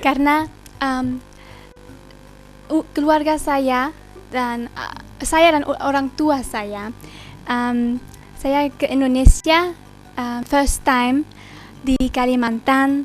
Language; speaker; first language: Indonesian; early bilingual, heritage; German